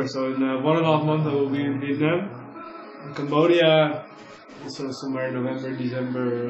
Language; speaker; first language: English; non-native, learner; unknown